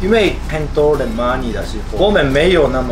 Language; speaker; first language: Chinese; non-native, learner; Japanese